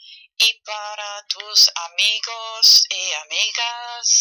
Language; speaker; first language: Spanish; non-native, fluent; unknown